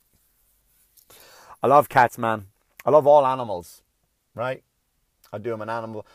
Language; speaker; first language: English; native; English